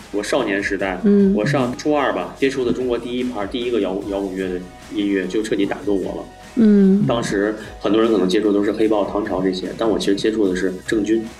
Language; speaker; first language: Chinese; native; Chinese